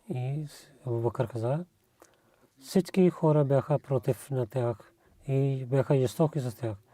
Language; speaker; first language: Bulgarian; non-native, learner; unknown